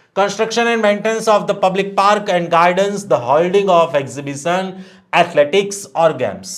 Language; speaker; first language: English; non-native, local second language; Gujarati